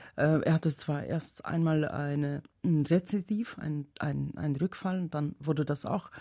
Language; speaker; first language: German; non-native, fluent; Tajik